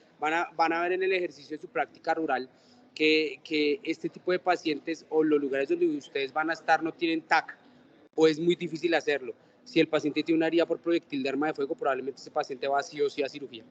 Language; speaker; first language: Spanish; native; Spanish